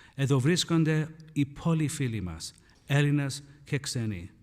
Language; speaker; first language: Greek; non-native, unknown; English